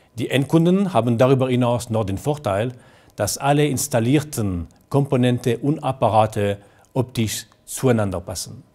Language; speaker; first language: German; native; German